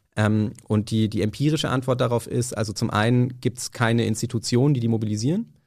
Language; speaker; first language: German; native; German